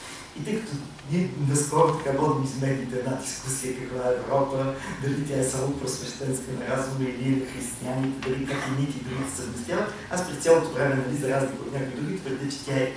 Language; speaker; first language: Bulgarian; native; Bulgarian